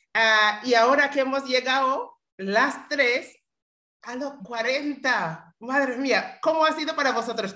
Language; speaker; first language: Spanish; non-native, fluent; English